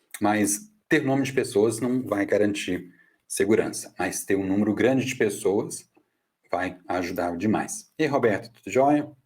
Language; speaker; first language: Portuguese; non-native, fluent; English